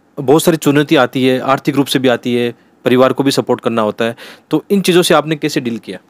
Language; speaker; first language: Hindi; native; Hindi